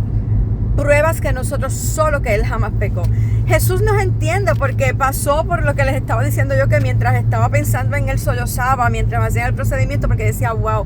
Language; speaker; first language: Spanish; native; Spanish